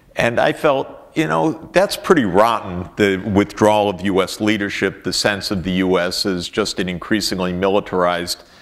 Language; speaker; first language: English; native; English